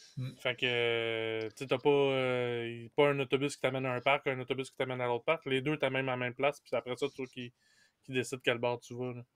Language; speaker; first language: French; native; French